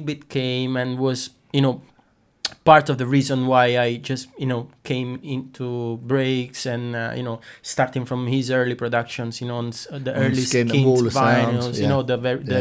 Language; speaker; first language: English; non-native, fluent; Italian